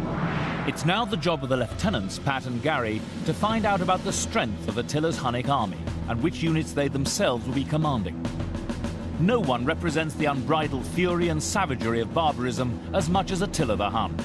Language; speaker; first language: English; native; English